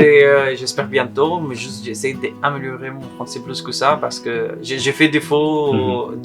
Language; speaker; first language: French; non-native, learner; Arabic